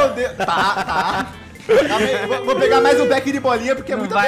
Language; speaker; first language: Portuguese; native; Portuguese